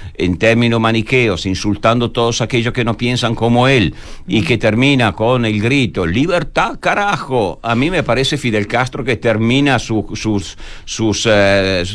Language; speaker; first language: Spanish; non-native, fluent; Italian